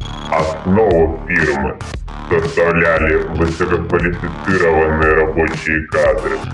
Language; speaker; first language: Russian; native; Russian